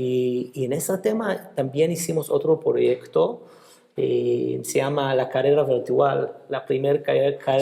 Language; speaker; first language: Spanish; non-native, fluent; Hebrew